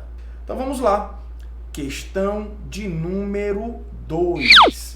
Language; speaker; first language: Portuguese; native; Portuguese